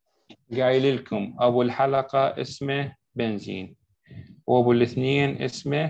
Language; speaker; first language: Arabic; native; Arabic